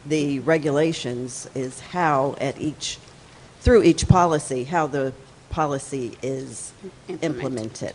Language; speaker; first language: English; native; English